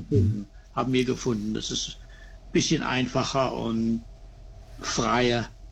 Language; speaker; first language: German; early bilingual, heritage; German